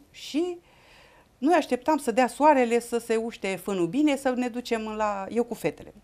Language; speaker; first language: Romanian; native; Romanian